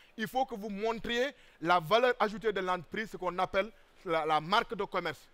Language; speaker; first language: French; non-native, local second language; Wolof